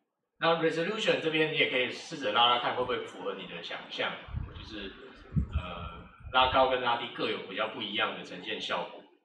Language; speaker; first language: Chinese; native; Chinese